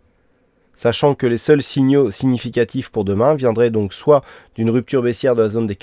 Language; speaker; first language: French; native; French